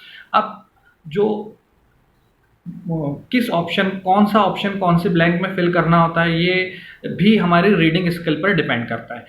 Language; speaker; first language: Hindi; native; Hindi